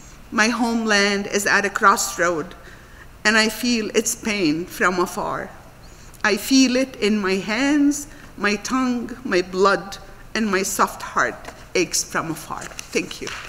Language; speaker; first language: English; non-native, fluent; Arabic